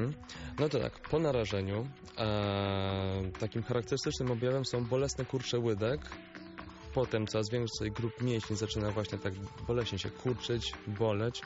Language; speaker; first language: Polish; native; Polish